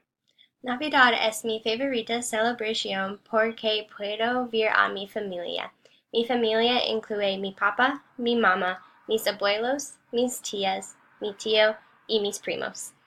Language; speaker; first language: Spanish; non-native, learner; English